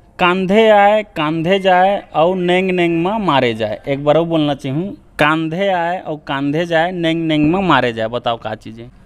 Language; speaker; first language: Hindi; native; Hindi